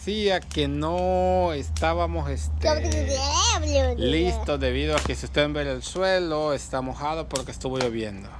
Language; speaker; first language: Spanish; native; Spanish